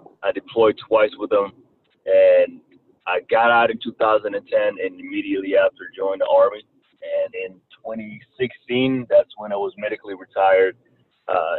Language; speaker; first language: English; early bilingual, other home language; Kinyarwanda